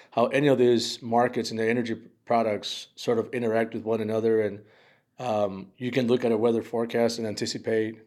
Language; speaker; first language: English; early bilingual, other home language; Spanish